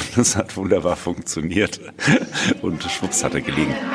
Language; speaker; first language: German; native; German